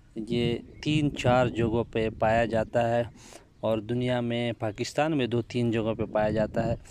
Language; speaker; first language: Urdu; non-native, local second language; Pashto